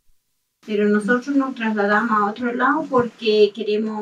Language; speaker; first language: Spanish; native; Spanish